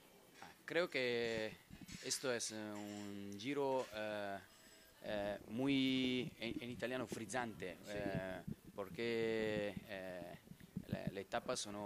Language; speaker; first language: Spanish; non-native, learner; Italian